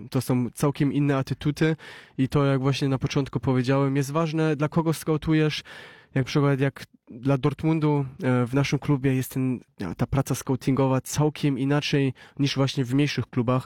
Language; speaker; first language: Polish; early bilingual, heritage; Polish